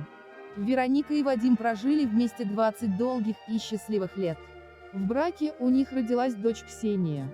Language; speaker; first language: Russian; native; Russian